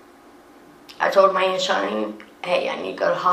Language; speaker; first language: English; native; English